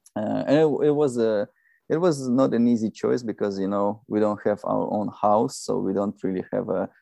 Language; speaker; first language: English; non-native, fluent; Russian